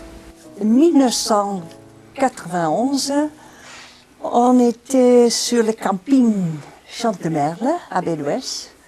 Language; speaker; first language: French; non-native, fluent; Dutch